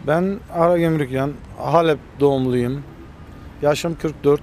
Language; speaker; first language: Turkish; early bilingual, heritage; Armenian